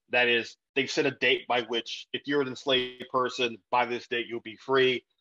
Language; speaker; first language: English; native; English